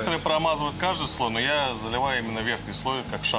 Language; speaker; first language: Russian; native; Russian